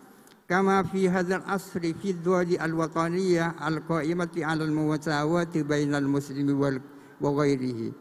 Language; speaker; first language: Arabic; non-native, fluent; Indonesian